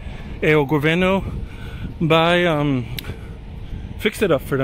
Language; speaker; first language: Portuguese; non-native, learner; English